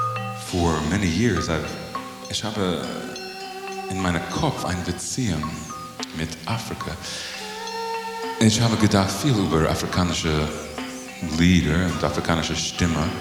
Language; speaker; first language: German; non-native, learner; English